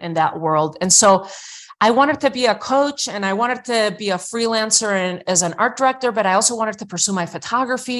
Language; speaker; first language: English; non-native, fluent; Spanish